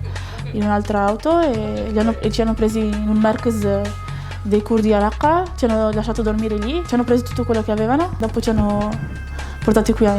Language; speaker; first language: Italian; early bilingual, other home language; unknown